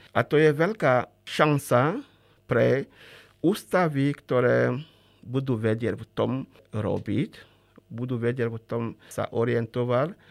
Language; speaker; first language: Slovak; non-native, fluent; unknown